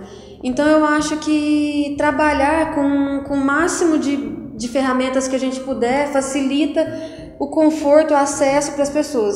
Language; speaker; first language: Portuguese; native; Portuguese